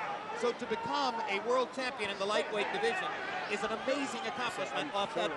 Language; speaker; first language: English; native; English